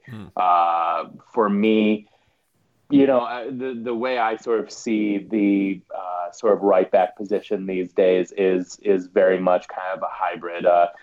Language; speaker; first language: English; native; English